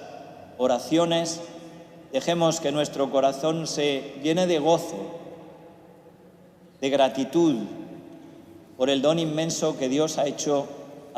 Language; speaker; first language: Spanish; native; Spanish